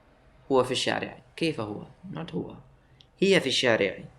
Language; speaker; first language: Arabic; non-native, fluent; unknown